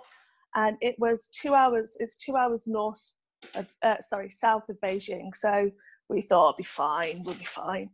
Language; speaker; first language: English; native; English